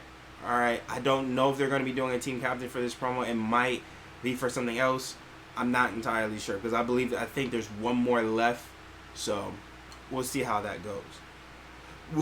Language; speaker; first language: English; native; English